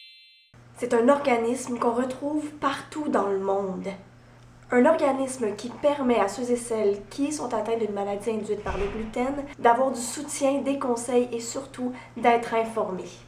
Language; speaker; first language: French; native; French